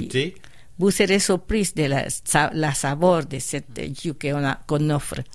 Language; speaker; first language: French; non-native, fluent; Spanish